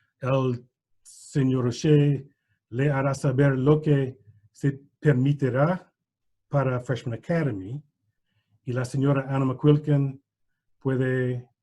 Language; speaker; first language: Spanish; non-native, learner; English